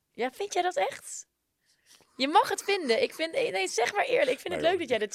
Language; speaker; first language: Dutch; native; Dutch